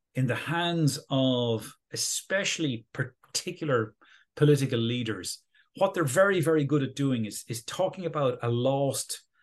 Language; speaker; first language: English; native; English